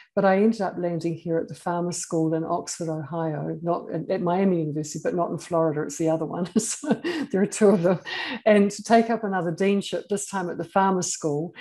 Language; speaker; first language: English; native; English